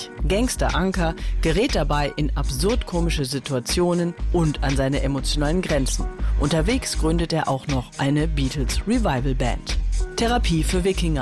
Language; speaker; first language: German; native; German